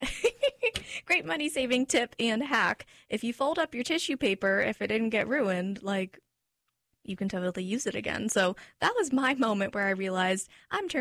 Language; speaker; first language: English; native; English